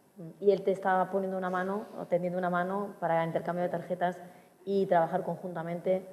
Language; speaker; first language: Spanish; native; Spanish